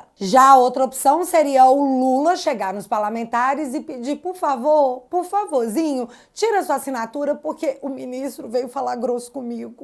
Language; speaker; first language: Portuguese; native; Portuguese